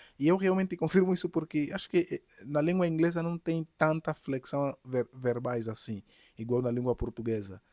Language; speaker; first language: Portuguese; native; Portuguese